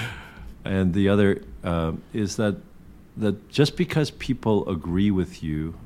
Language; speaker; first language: English; early bilingual, other home language; Korean